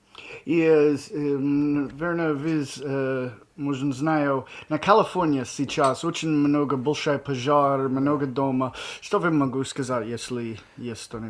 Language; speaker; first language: Russian; non-native, learner; English